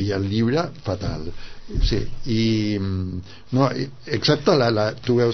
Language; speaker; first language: Catalan; non-native, fluent; Spanish